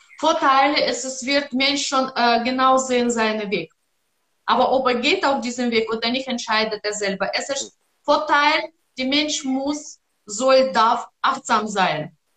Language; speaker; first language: German; non-native, learner; Russian